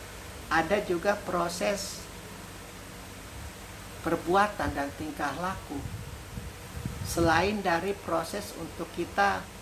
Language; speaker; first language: Indonesian; native; Indonesian